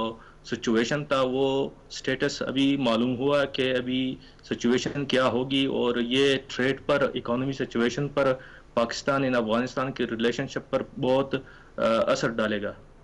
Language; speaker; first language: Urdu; non-native, fluent; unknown